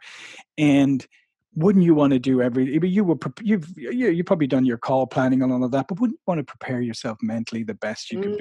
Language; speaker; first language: English; native; English